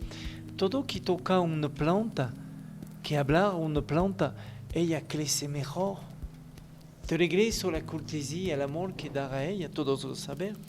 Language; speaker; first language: Spanish; non-native, learner; French